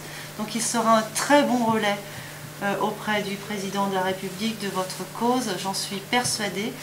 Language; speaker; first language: French; native; French